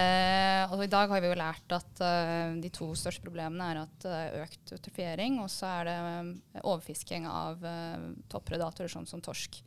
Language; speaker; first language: Norwegian; native; Norwegian